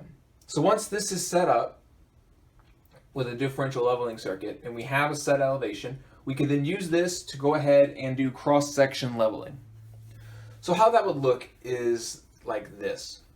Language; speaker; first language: English; native; English